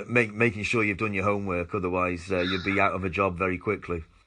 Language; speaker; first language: English; native; English